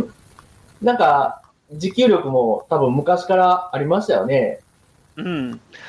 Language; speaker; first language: Japanese; native; Japanese